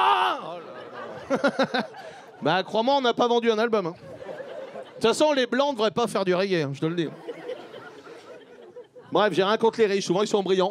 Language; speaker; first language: French; native; French